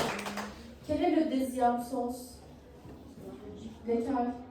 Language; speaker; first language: French; non-native, learner; Turkish